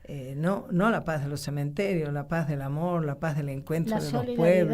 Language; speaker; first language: Spanish; native; Spanish